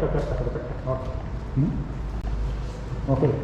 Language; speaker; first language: Spanish; non-native, learner; Korean